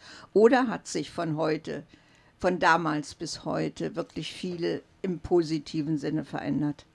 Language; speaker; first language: German; native; German